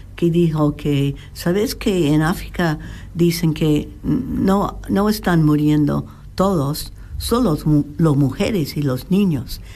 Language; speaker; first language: Spanish; non-native, fluent; English